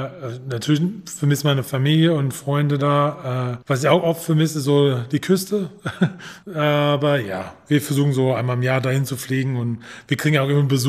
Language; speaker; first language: German; non-native, fluent; English